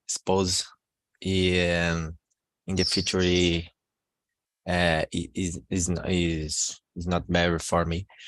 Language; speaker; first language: English; non-native, learner; Portuguese